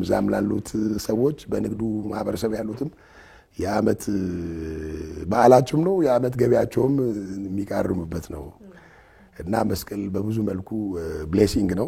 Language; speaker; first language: Amharic; non-native, local second language; Tigrinya